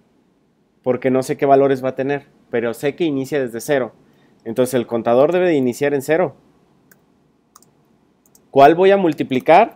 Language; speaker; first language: Spanish; native; Spanish